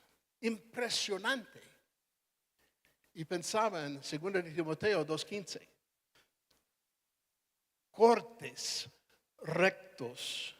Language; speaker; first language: Spanish; non-native, fluent; English